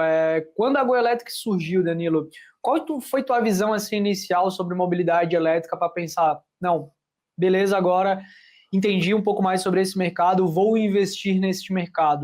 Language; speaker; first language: Portuguese; native; Portuguese